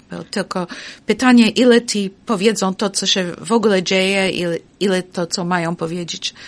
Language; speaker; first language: Polish; non-native, fluent; English